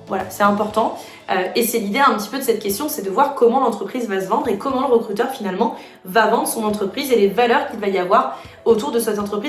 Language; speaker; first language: French; native; French